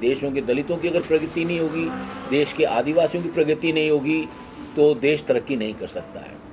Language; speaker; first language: Hindi; native; Hindi